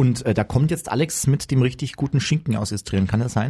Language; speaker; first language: German; native; German